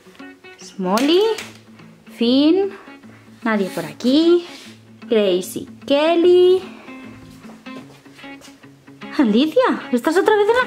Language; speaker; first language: Spanish; native; Spanish